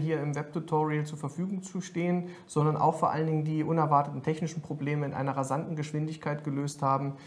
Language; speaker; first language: German; native; German